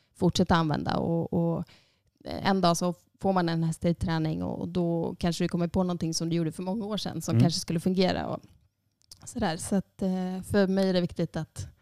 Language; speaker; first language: Swedish; native; Swedish